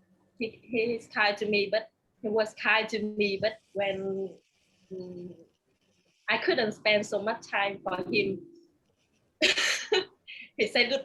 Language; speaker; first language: English; non-native, learner; Vietnamese